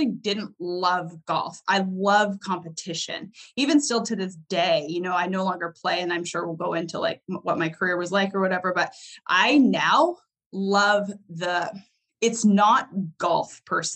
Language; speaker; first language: English; native; English